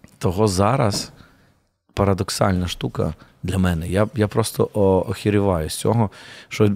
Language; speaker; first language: Ukrainian; native; Ukrainian